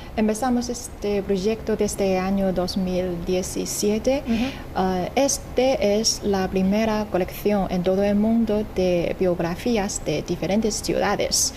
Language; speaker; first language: Spanish; non-native, fluent; Chinese